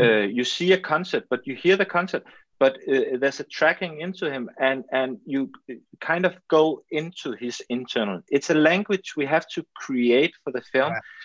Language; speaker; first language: English; non-native, fluent; Danish